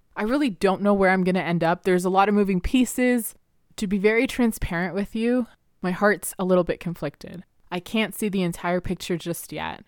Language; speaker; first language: English; early bilingual, other home language; Spanish